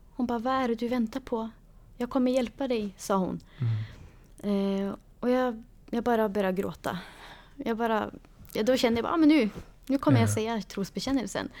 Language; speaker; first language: Swedish; native; Swedish